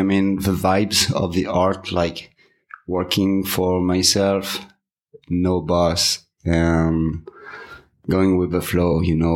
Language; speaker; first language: English; non-native, fluent; French